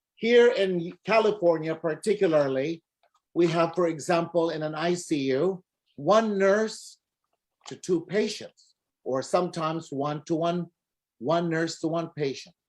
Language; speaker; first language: English; non-native, local second language; Filipino